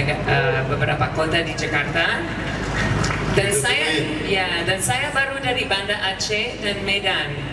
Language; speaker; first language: Indonesian; non-native, fluent; English